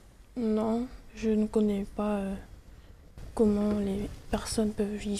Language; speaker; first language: French; non-native, local second language; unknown